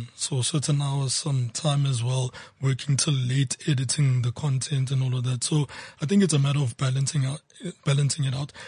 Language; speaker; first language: English; non-native, local second language; Zulu